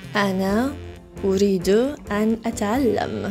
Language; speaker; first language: Arabic; non-native, learner; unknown